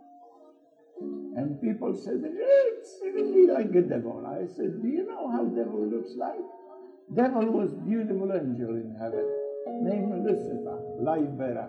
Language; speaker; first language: English; non-native, fluent; Polish